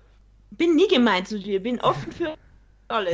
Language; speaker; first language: German; native; German